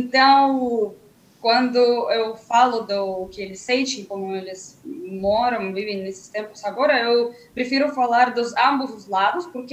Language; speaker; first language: Portuguese; non-native, fluent; Russian